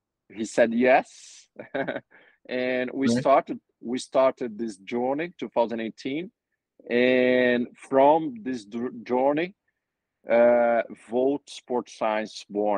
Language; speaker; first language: English; non-native, fluent; Portuguese